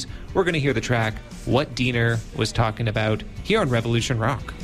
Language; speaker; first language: English; native; English